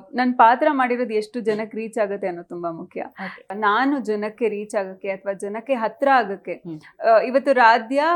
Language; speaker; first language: Kannada; native; Kannada